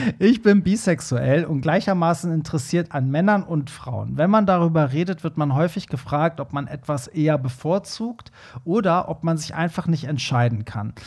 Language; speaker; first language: German; early bilingual, other home language; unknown